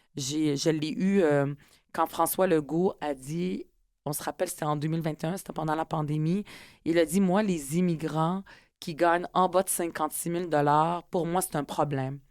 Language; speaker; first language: French; early bilingual, other home language; Arabic